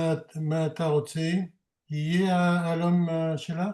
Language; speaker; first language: Hebrew; non-native, learner; French